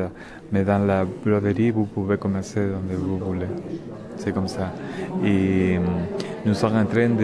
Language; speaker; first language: French; non-native, learner; Spanish